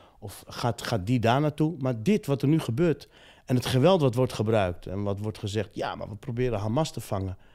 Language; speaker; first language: Dutch; early bilingual, other home language; Riffian